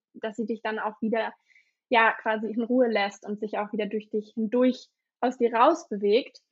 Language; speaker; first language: German; native; German